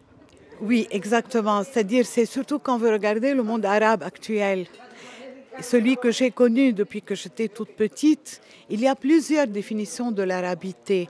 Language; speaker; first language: French; non-native, local second language; Arabic